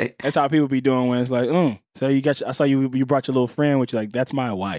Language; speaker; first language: English; native; English